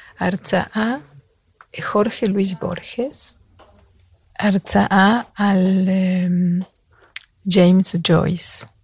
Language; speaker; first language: Hebrew; non-native, fluent; Spanish